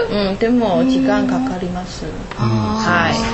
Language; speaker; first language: Japanese; non-native, learner; Chinese